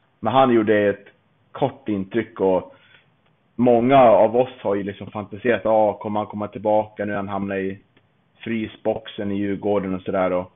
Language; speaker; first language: Swedish; native; Swedish